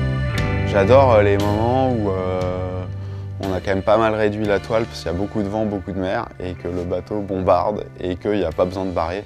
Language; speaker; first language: French; native; French